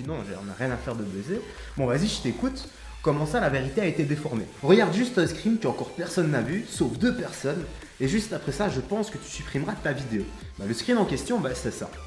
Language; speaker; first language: French; native; French